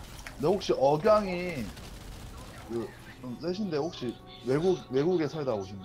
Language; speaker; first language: Korean; native; Korean